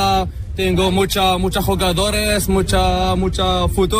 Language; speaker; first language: Spanish; non-native, learner; Arabic